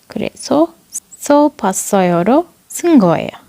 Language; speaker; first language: Korean; non-native, fluent; Turkish